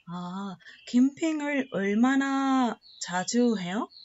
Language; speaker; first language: Korean; non-native, learner; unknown